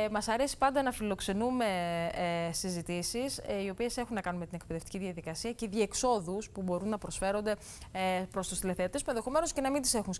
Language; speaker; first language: Greek; native; Greek